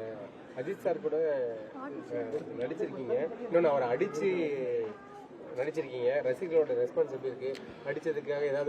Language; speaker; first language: Tamil; native; Tamil